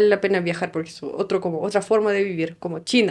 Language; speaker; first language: Spanish; non-native, fluent; Russian